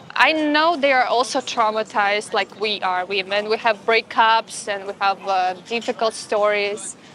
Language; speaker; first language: English; non-native, fluent; Russian